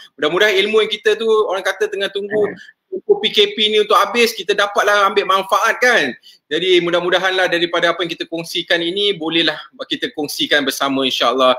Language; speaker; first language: Malay; native; Malay